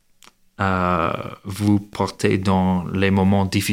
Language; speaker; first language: French; non-native, learner; English